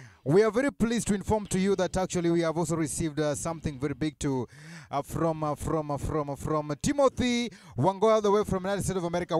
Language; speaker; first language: English; non-native, local second language; Luo (Kenya and Tanzania)